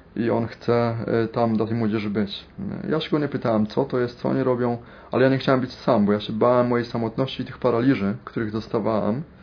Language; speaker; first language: Polish; native; Polish